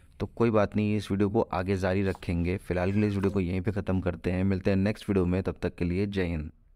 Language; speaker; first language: Hindi; native; Hindi